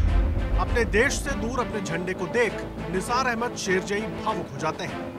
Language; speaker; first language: Hindi; native; Hindi